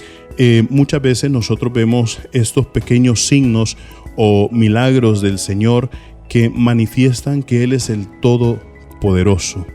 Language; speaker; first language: Spanish; native; Spanish